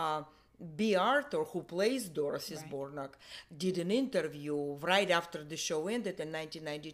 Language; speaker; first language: English; non-native, fluent; Russian